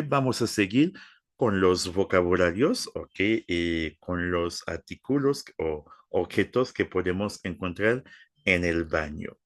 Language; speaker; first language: Spanish; non-native, fluent; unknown